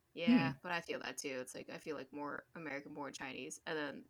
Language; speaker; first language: English; native; English